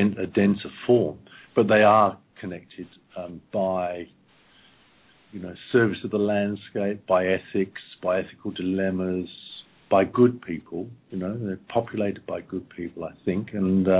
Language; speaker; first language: English; native; English